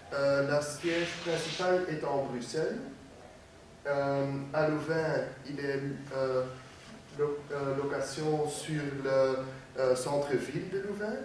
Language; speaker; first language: French; non-native, learner; Dutch